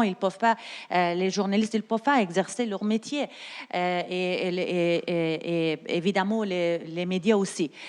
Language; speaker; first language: French; non-native, learner; Persian